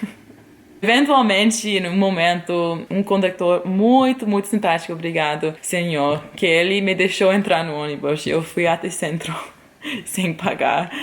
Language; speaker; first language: Portuguese; non-native, fluent; English